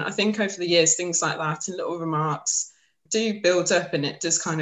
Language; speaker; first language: English; native; English